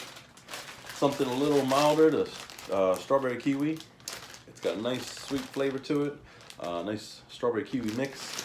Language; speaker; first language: English; native; English